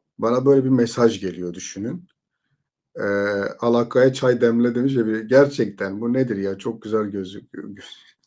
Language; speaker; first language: Turkish; native; Turkish